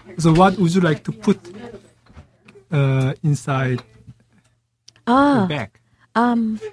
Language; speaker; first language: English; non-native, learner; Korean